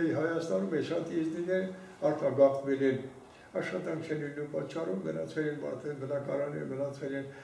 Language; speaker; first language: Armenian; non-native, local second language; Kurdish